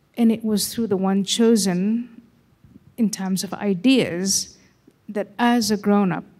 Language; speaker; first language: English; non-native, fluent; Somali